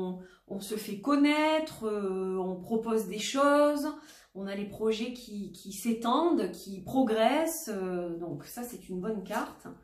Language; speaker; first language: French; native; French